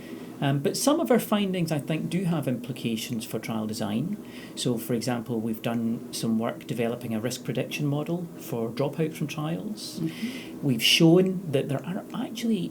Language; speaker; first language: English; native; English